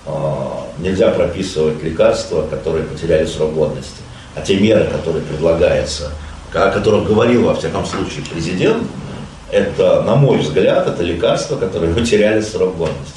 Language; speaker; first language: Russian; native; Russian